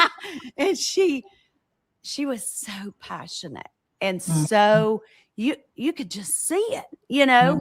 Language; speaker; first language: English; native; English